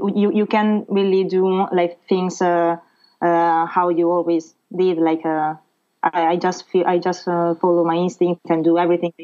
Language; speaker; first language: English; non-native, fluent; Italian